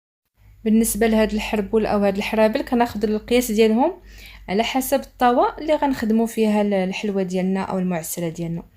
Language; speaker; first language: Arabic; native; Arabic